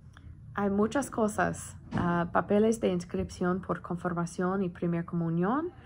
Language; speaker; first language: Spanish; non-native, learner; English